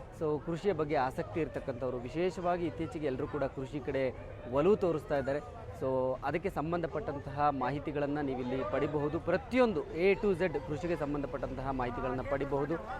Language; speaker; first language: Kannada; native; Kannada